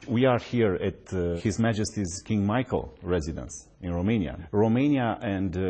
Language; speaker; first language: English; non-native, fluent; Romanian